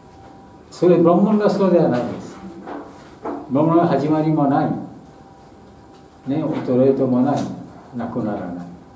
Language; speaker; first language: Japanese; non-native, fluent; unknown